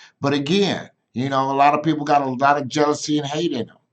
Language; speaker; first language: English; native; English